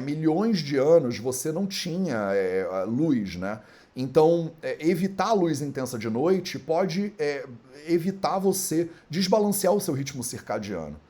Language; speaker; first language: Portuguese; native; Portuguese